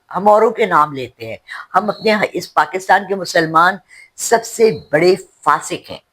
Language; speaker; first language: Urdu; native; Urdu